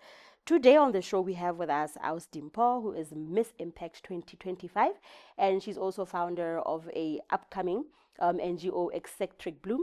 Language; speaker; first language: English; non-native, local second language; Southern Sotho